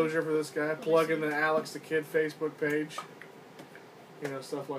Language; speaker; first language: English; native; English